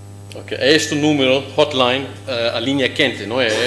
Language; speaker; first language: Portuguese; non-native, learner; English